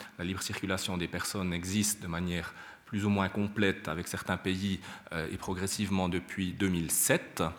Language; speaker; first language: French; native; French